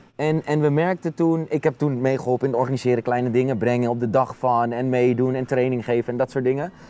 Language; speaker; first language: Dutch; native; Dutch